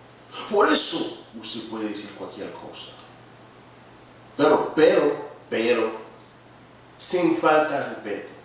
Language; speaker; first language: Spanish; non-native, learner; Haitian Creole